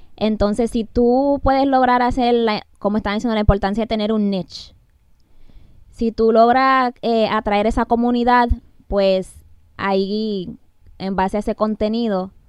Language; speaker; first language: Spanish; early bilingual, heritage; Spanish